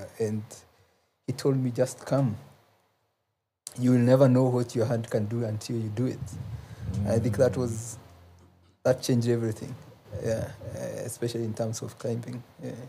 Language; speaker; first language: English; non-native, local second language; Kikuyu